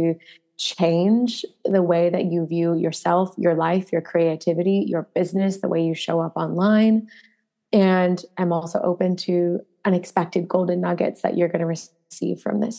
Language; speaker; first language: English; native; English